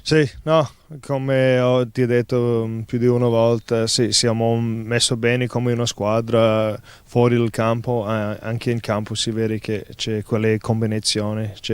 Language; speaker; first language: Italian; non-native, fluent; English